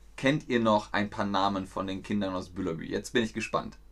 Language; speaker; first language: German; native; German